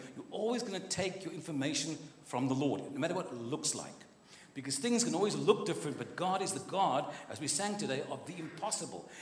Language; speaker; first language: English; non-native, local second language; Afrikaans